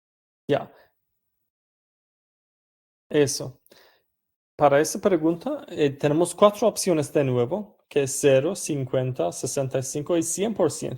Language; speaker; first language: Spanish; non-native, fluent; Persian